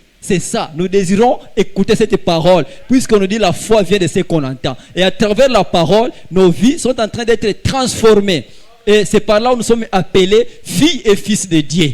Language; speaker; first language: French; non-native, local second language; Lingala